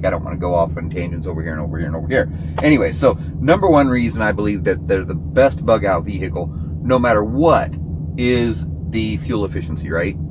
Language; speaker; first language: English; native; English